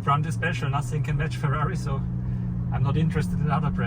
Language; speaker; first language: English; non-native, fluent; German